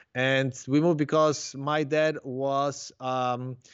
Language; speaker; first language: English; non-native, fluent; Polish